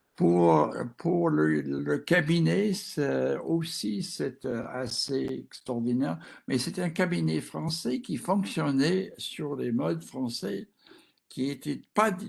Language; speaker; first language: French; non-native, fluent; English